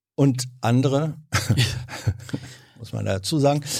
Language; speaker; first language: German; native; German